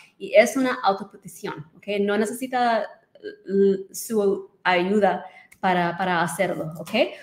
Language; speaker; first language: Spanish; non-native, learner; English